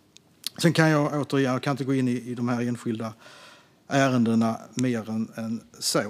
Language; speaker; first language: Swedish; native; Swedish